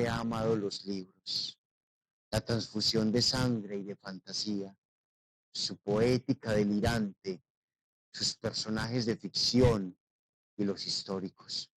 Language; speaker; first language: Spanish; native; Spanish